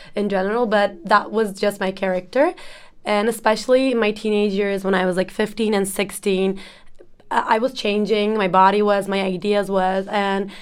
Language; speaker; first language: English; non-native, fluent; Turkish